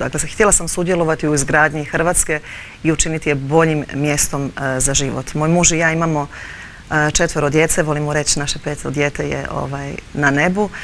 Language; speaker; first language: Croatian; early bilingual, heritage; Croatian